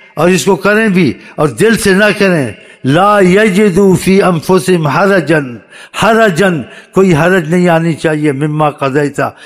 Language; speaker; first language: Urdu; native; Urdu